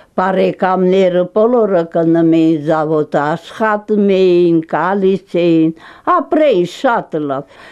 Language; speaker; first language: Armenian; non-native, local second language; Greek